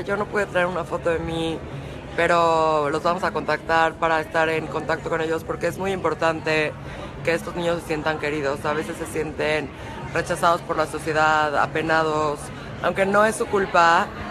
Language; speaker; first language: Spanish; native; Spanish